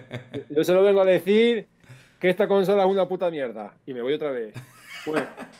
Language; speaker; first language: Spanish; native; Spanish